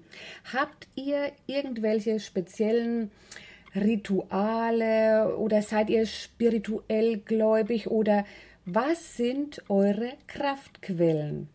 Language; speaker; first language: German; native; German